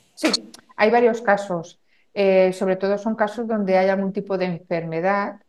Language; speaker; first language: Spanish; native; Spanish